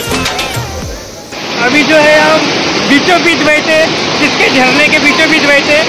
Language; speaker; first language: Hindi; non-native, local second language; Marathi